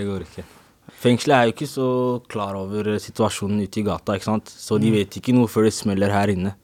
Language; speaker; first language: Norwegian; native; Norwegian